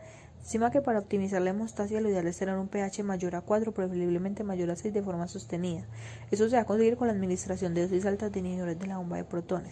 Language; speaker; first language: Spanish; native; Spanish